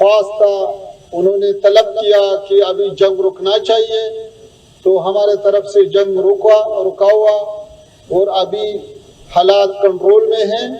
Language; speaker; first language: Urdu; non-native, fluent; Pashto